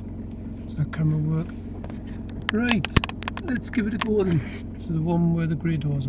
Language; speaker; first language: English; native; English